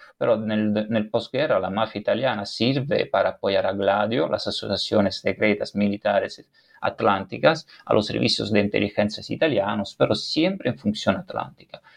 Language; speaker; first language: Spanish; non-native, fluent; Italian